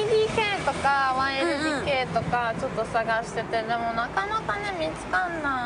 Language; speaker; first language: Japanese; non-native, fluent; Italian